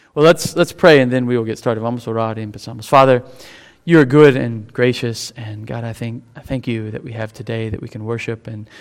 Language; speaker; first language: English; native; English